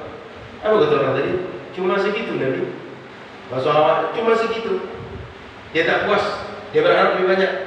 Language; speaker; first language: Indonesian; non-native, local second language; Malay